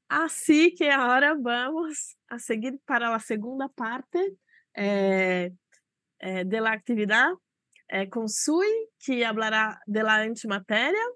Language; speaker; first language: Spanish; non-native, fluent; Portuguese